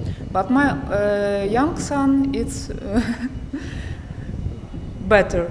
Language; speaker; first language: English; non-native, learner; Ukrainian